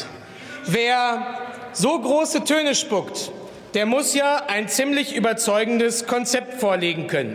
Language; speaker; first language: German; native; German